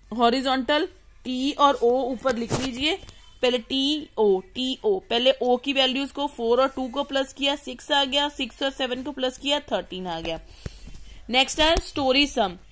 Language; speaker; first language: Hindi; native; Hindi